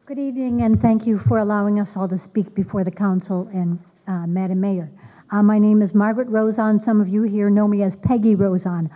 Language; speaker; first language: English; native; English